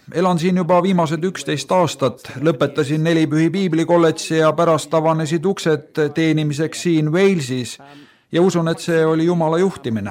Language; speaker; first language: Estonian; native; Estonian